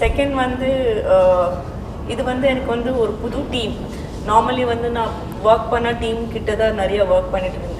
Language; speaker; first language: Tamil; non-native, local second language; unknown